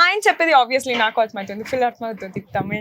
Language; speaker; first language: Telugu; non-native, local second language; Kannada